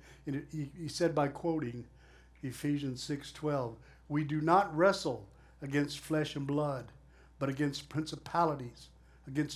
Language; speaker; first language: English; native; English